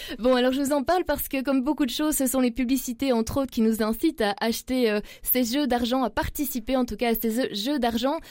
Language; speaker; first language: French; native; French